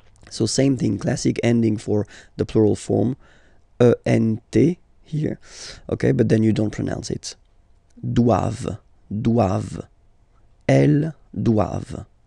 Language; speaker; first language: English; non-native, fluent; French